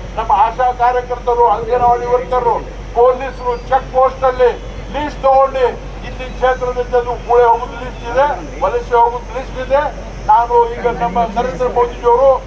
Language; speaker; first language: Kannada; non-native, local second language; Lambadi